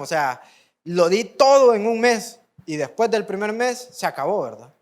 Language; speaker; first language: Spanish; native; Spanish